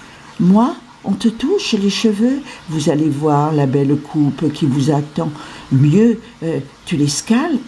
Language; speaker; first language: French; native; French